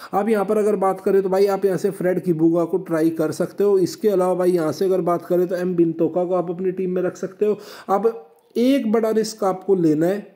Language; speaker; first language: Hindi; native; Hindi